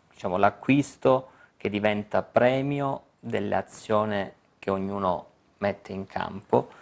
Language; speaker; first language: Italian; native; Italian